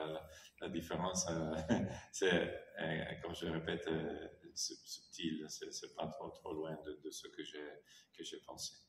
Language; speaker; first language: French; non-native, fluent; Italian